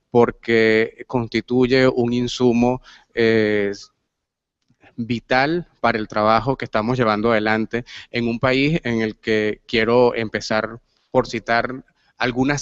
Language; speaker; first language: Spanish; native; Spanish